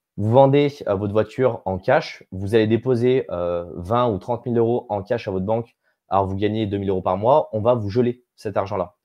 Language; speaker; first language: French; native; French